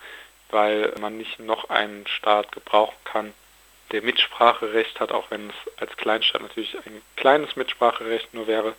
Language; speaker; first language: German; native; German